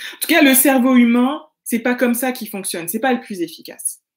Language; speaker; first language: French; native; French